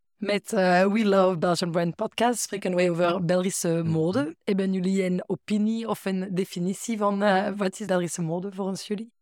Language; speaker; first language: Dutch; non-native, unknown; French